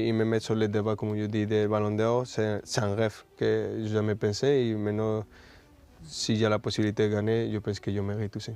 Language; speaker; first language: French; non-native, fluent; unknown